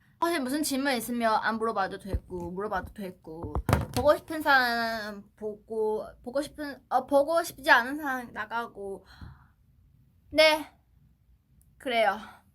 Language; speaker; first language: Korean; non-native, fluent; Chinese